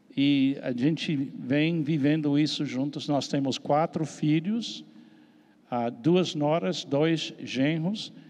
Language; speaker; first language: Portuguese; non-native, fluent; English